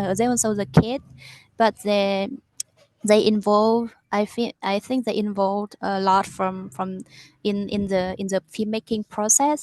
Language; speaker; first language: English; non-native, learner; Vietnamese